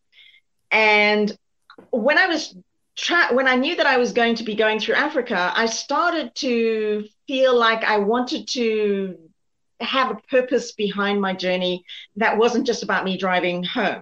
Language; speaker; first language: English; native; English